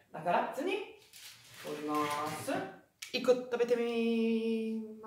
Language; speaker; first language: Japanese; non-native, learner; Italian